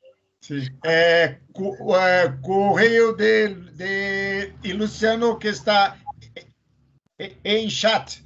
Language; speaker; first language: Spanish; non-native, learner; Portuguese